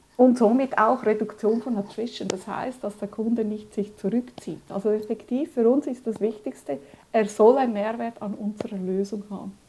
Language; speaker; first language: German; early bilingual, other home language; Spanish